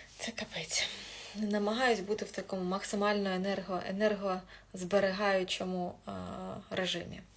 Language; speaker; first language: Ukrainian; non-native, local second language; Russian